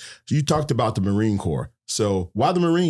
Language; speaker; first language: English; native; English